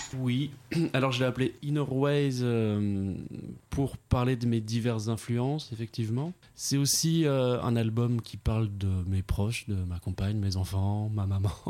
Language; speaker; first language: French; native; French